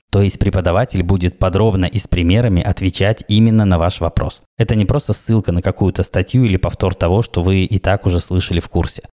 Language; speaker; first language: Russian; native; Russian